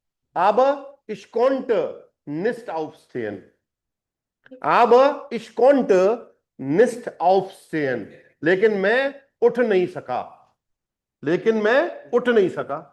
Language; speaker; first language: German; non-native, fluent; Hindi